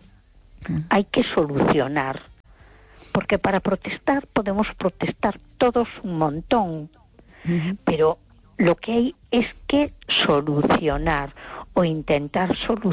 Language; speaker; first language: Spanish; native; Spanish